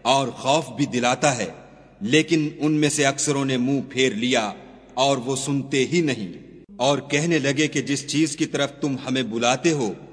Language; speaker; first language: Urdu; native; Urdu